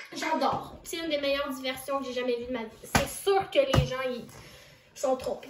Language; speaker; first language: French; native; French